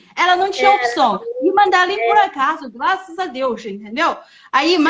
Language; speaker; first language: Portuguese; non-native, fluent; Chinese